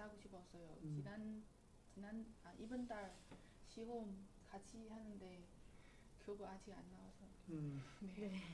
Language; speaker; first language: Korean; non-native, learner; Chinese